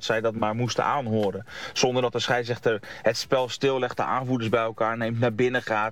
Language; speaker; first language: Dutch; native; Dutch